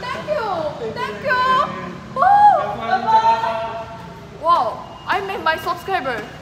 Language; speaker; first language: English; non-native, learner; Korean